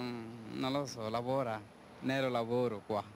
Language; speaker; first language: Italian; non-native, learner; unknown